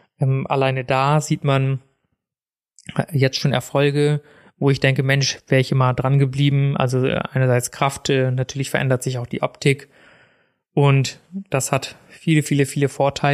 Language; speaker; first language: German; native; German